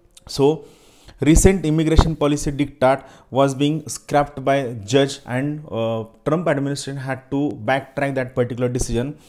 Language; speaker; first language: English; non-native, local second language; Marathi